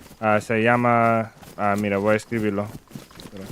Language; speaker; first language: Spanish; non-native, learner; English